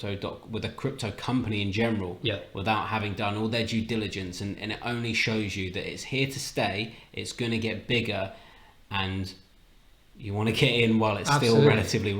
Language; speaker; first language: English; native; English